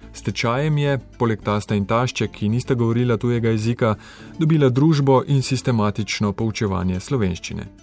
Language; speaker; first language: Slovenian; native; Slovenian